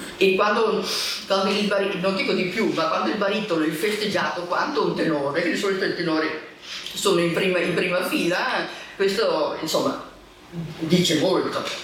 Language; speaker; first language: Italian; non-native, fluent; German